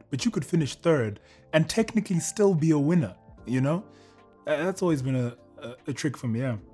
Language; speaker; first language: English; native; English